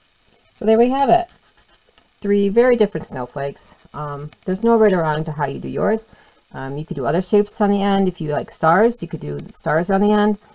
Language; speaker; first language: English; native; English